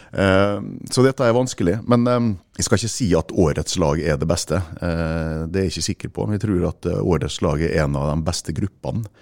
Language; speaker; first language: Norwegian; native; Norwegian